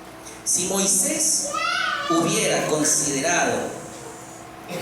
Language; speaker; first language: Spanish; native; Spanish